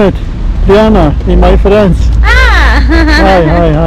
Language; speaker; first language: English; non-native, learner; Turkish